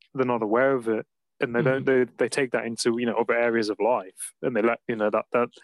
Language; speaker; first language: English; native; English